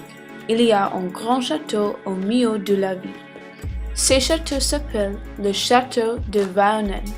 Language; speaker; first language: French; non-native, learner; English